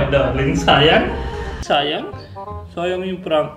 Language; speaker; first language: Filipino; non-native, learner; Punjabi